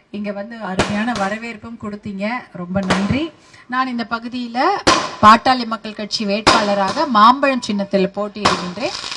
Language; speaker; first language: Tamil; native; Tamil